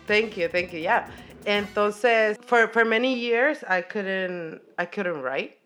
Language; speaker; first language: English; non-native, fluent; Spanish